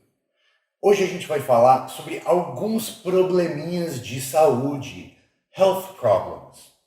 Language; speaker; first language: Portuguese; non-native, fluent; English